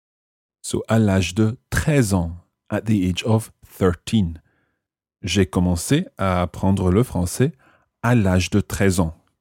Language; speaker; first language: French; non-native, fluent; English